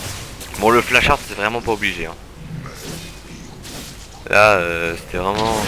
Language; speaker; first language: French; native; French